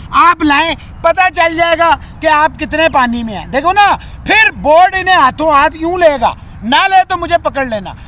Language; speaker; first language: Urdu; non-native, local second language; Punjabi